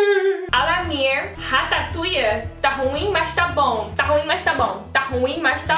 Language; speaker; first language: Portuguese; non-native, learner; Dutch